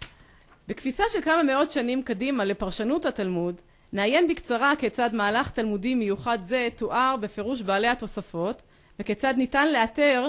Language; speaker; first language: Hebrew; native; Hebrew